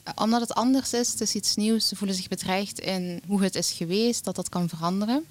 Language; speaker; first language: Dutch; early bilingual, other home language; Arabic